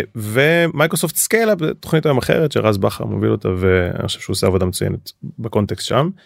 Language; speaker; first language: Hebrew; native; Hebrew